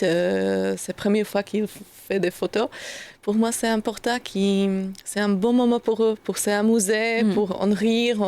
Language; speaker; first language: French; non-native, learner; Slovak